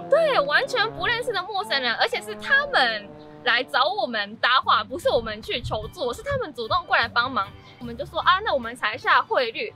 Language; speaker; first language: Chinese; non-native, fluent; Japanese